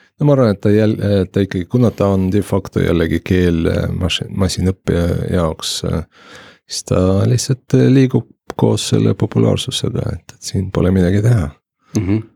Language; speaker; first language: Estonian; non-native, local second language; Russian